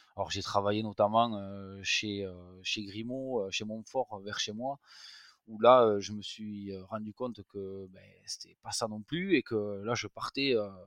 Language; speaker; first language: French; native; French